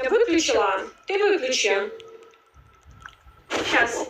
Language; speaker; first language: Russian; native; Russian